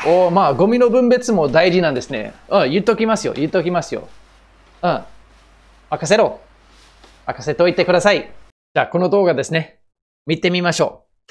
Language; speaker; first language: Japanese; non-native, fluent; English